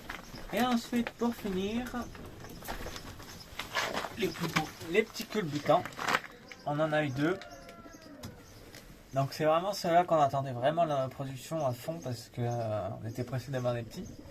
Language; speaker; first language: French; native; French